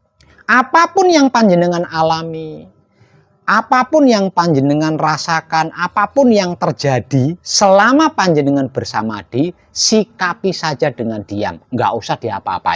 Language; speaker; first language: Indonesian; non-native, local second language; Javanese